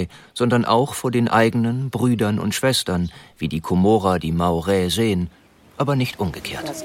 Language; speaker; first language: German; native; German